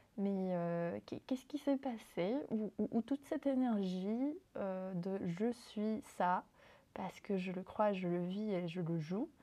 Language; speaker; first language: French; non-native, fluent; Spanish